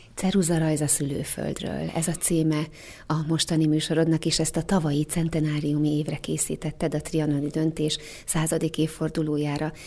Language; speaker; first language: Hungarian; native; Hungarian